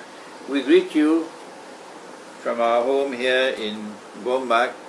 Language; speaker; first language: English; native; English